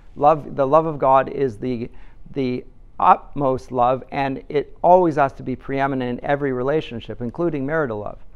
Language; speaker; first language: English; native; English